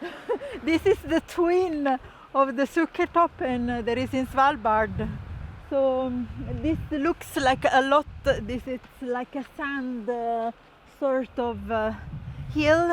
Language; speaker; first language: English; non-native, fluent; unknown